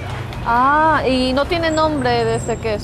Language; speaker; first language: Spanish; non-native, learner; Korean